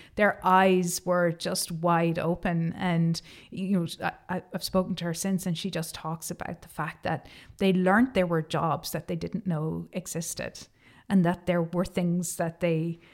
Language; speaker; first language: English; native; English